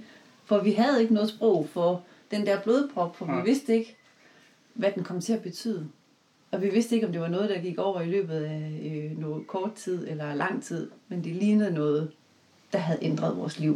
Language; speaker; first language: Danish; native; Danish